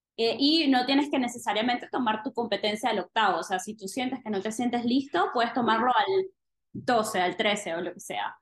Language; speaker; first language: Spanish; native; Spanish